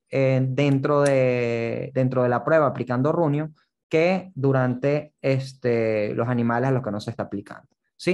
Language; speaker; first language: Spanish; native; Spanish